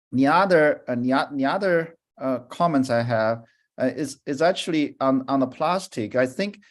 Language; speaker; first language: English; non-native, fluent; Chinese